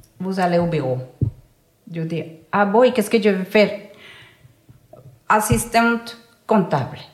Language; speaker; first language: French; non-native, learner; Spanish